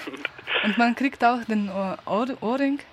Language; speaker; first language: German; non-native, learner; Slovenian